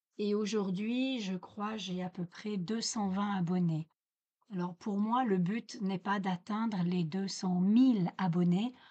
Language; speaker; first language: French; native; French